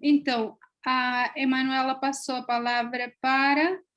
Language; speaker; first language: Portuguese; non-native, fluent; Spanish